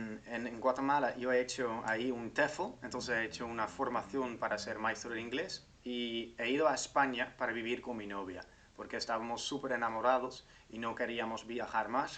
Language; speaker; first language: Spanish; non-native, fluent; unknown